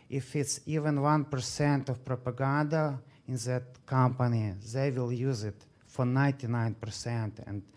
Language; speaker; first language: English; non-native, learner; Ukrainian